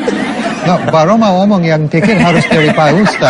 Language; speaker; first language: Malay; non-native, fluent; English